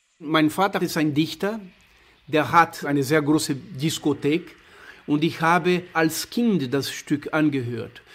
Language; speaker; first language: German; non-native, fluent; Portuguese